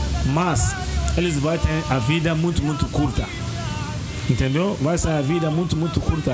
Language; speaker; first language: Portuguese; non-native, learner; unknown